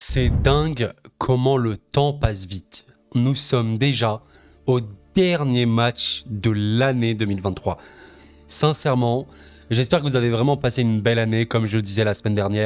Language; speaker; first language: French; native; French